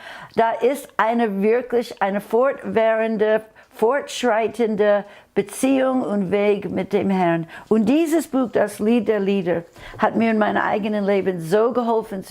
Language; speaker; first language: German; non-native, fluent; English